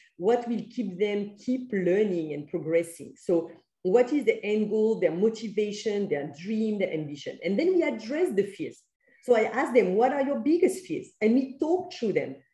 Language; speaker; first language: English; non-native, fluent; French